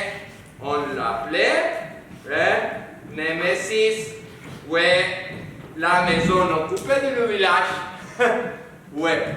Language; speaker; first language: French; non-native, learner; Spanish